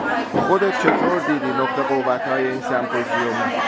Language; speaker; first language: Persian; native; Persian